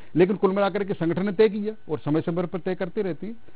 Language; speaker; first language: Hindi; native; Hindi